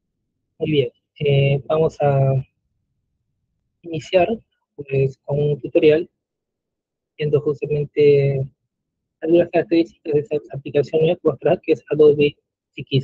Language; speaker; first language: Spanish; native; Spanish